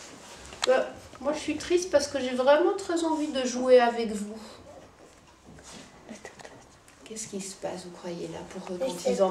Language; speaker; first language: French; native; French